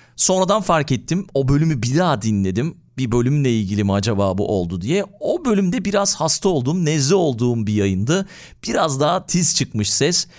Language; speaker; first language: Turkish; native; Turkish